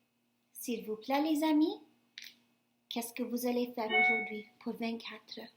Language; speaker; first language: French; non-native, fluent; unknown